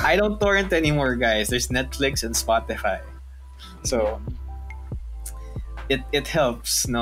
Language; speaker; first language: English; non-native, local second language; Filipino